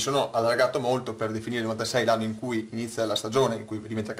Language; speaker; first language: Italian; native; Italian